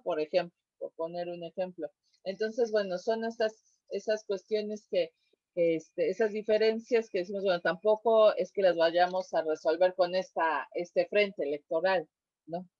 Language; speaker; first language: Spanish; native; Spanish